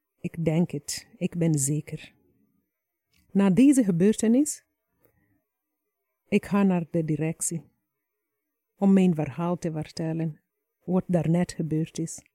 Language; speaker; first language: Dutch; non-native, fluent; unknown